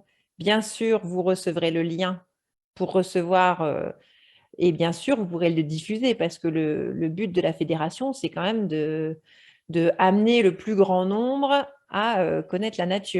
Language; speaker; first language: French; native; French